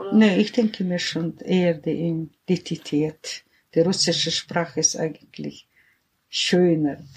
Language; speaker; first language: German; early bilingual, heritage; German